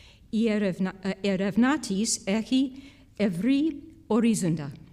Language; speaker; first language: Greek; non-native, fluent; English